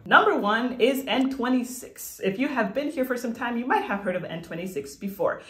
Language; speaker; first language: English; non-native, fluent; Spanish